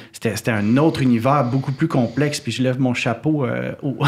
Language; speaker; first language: French; native; French